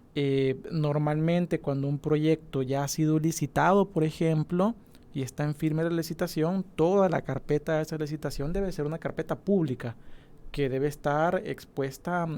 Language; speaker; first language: Spanish; native; Spanish